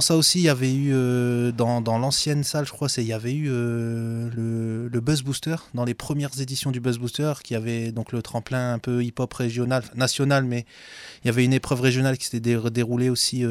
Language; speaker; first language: French; native; French